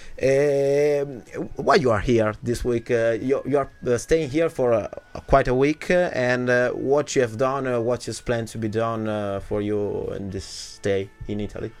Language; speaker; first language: English; non-native, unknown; Italian